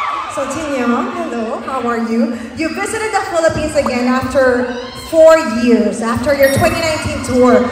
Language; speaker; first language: English; non-native, local second language; Filipino